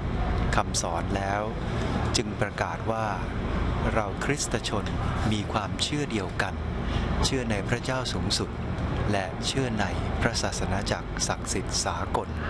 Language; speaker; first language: Thai; native; Thai